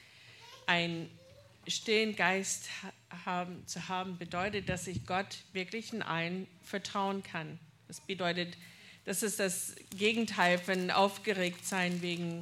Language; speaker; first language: German; non-native, fluent; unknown